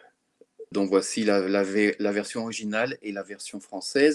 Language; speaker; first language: French; native; French